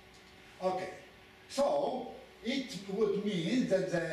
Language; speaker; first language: English; non-native, fluent; Polish